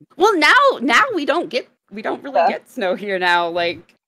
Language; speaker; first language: English; native; English